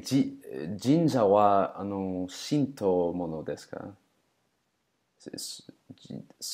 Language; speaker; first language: Japanese; non-native, learner; English